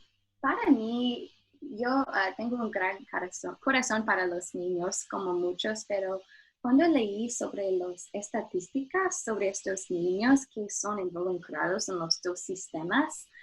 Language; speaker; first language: Spanish; non-native, learner; English